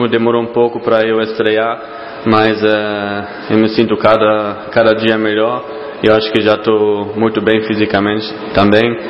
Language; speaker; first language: Portuguese; non-native, fluent; German